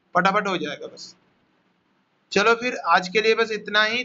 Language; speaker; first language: Hindi; non-native, local second language; Bangla